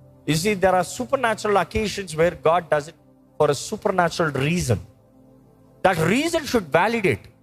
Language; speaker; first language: English; non-native, local second language; Telugu